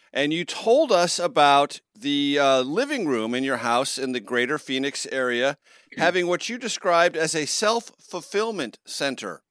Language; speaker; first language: English; native; English